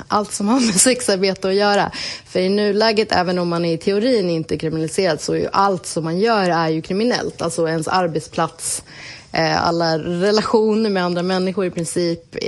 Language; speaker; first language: Swedish; native; Swedish